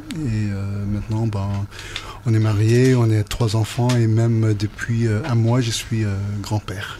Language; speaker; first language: French; non-native, fluent; Japanese